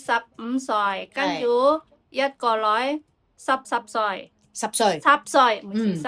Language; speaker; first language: Cantonese; non-native, learner; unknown